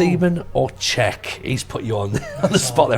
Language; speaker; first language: English; native; English